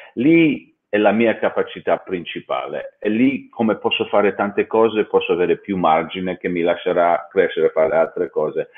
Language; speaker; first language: Italian; non-native, fluent; English